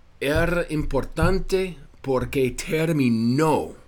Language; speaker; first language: Spanish; non-native, fluent; English